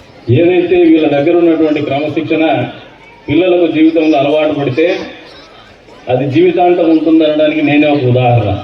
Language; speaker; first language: Telugu; native; Telugu